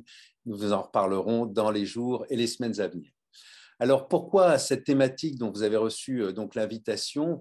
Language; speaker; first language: French; native; French